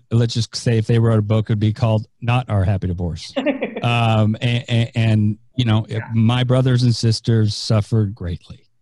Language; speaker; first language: English; native; English